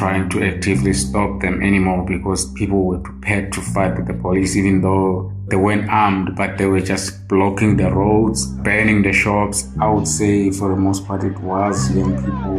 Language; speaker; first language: English; non-native, local second language; Zulu